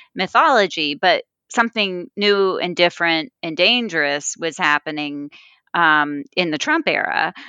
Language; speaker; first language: English; native; English